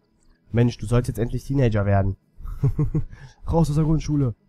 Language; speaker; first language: German; native; German